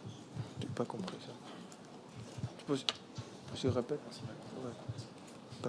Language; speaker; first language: French; non-native, learner; Spanish